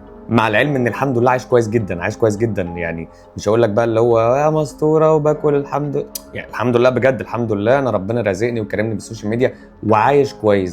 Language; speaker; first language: Arabic; native; Arabic